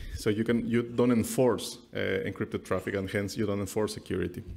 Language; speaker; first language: English; non-native, fluent; Spanish